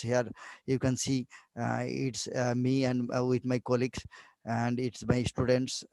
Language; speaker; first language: English; non-native, local second language; Bangla